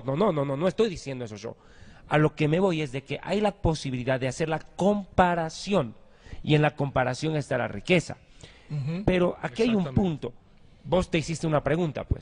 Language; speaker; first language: Spanish; native; Spanish